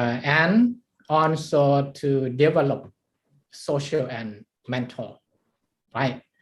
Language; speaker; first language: English; non-native, learner; Thai